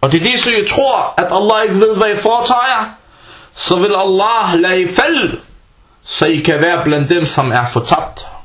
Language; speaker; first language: Danish; early bilingual, other home language; Arabic